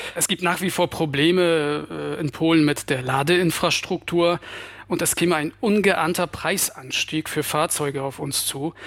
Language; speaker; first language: German; non-native, fluent; Polish